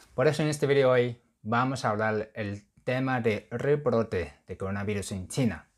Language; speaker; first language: Spanish; non-native, fluent; Chinese